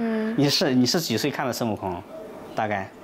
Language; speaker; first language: Chinese; native; Chinese